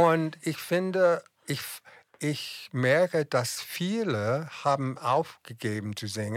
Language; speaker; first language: German; non-native, fluent; English